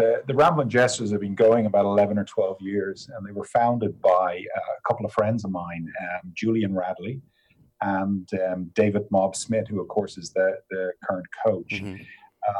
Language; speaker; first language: English; native; English